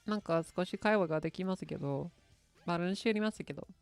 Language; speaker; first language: Japanese; non-native, learner; English